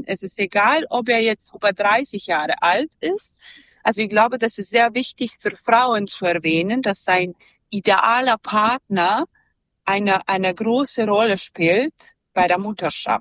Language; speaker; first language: German; non-native, learner; Serbian